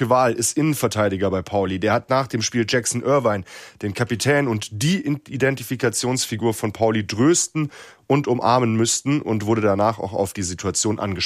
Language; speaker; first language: German; native; German